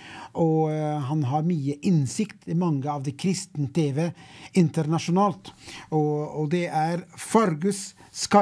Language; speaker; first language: Norwegian; non-native, fluent; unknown